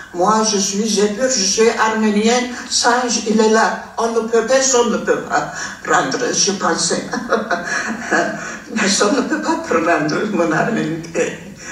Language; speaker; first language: French; non-native, fluent; Armenian